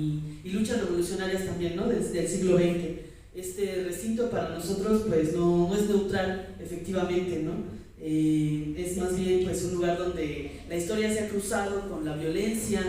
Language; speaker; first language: Spanish; native; Spanish